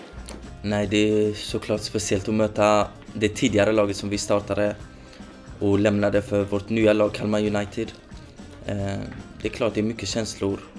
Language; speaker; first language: Swedish; early bilingual, other home language; Kurdish